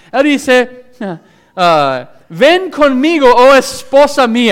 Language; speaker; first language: Spanish; non-native, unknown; English